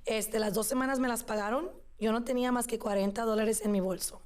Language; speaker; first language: Spanish; early bilingual, other home language; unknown